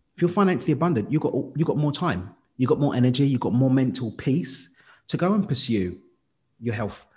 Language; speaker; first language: English; native; English